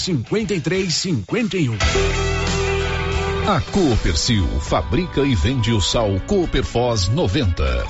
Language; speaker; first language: Portuguese; native; Portuguese